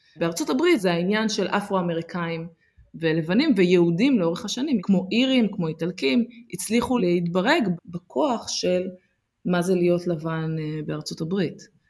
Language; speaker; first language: Hebrew; early bilingual, other home language; Amharic